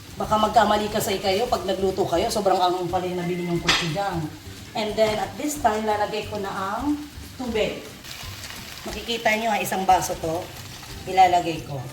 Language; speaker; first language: Filipino; non-native, local second language; Bikol